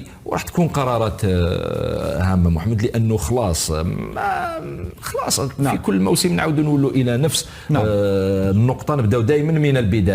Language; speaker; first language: Arabic; native; Arabic